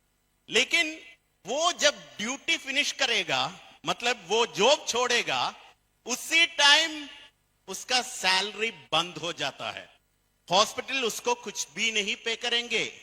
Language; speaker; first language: Hindi; non-native, fluent; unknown